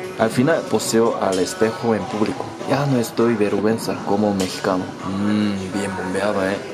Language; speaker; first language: Spanish; non-native, learner; Korean